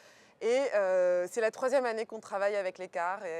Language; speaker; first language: French; native; French